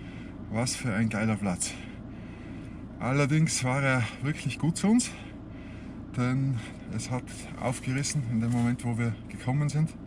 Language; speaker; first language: German; native; German